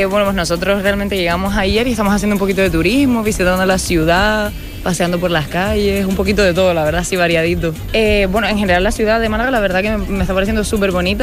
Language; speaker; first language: Spanish; native; Spanish